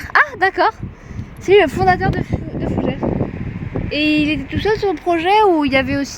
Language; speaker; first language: French; native; French